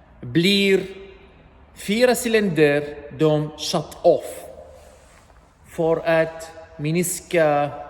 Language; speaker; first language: Swedish; non-native, learner; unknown